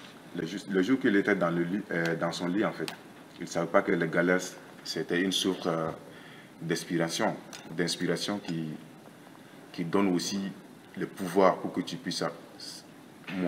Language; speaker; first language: French; non-native, local second language; Bambara